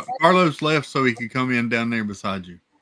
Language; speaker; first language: English; native; English